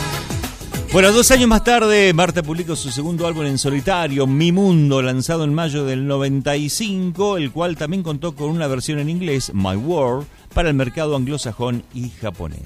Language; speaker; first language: Spanish; native; Spanish